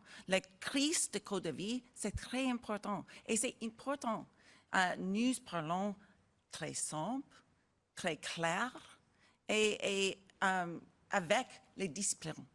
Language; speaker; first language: French; non-native, learner; English